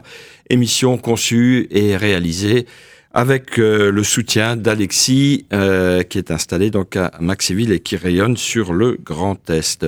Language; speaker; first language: French; native; French